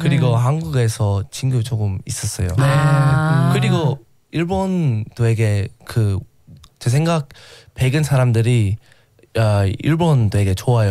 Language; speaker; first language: Korean; non-native, learner; English